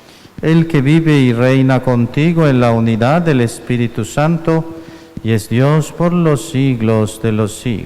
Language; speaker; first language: Spanish; native; Spanish